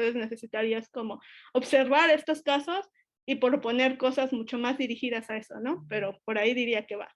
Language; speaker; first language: Spanish; native; Spanish